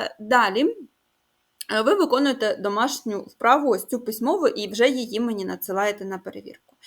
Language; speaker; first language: Ukrainian; native; Ukrainian